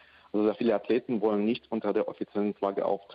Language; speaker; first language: German; non-native, fluent; Russian